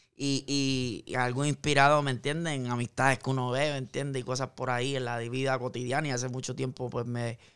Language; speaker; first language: Spanish; native; Spanish